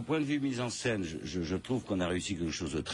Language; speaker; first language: French; native; French